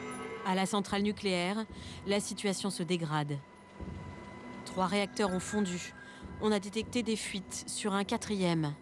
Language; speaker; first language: French; native; French